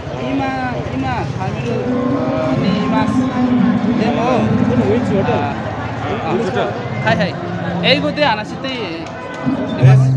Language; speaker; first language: Japanese; non-native, learner; Nepali